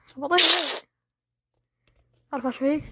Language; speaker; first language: Arabic; native; Arabic